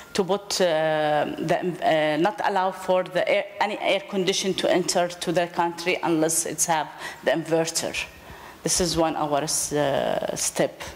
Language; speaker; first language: English; non-native, learner; Arabic